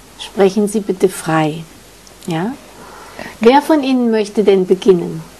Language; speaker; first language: German; native; German